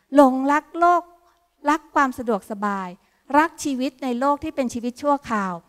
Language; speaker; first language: Thai; native; Thai